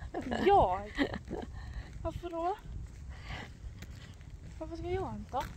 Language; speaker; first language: Swedish; early bilingual, other home language; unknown